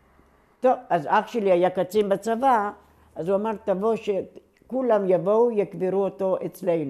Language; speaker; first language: Hebrew; non-native, local second language; Ladino